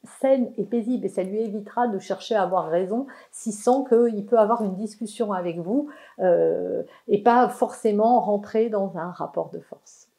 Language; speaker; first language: French; native; French